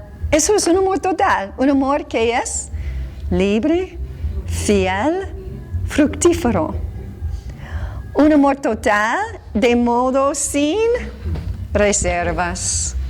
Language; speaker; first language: Spanish; non-native, fluent; English